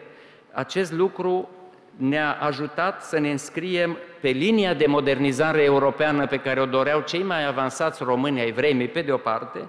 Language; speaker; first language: Romanian; native; Romanian